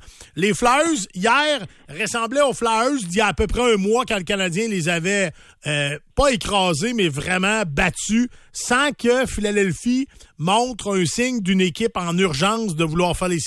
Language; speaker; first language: French; native; French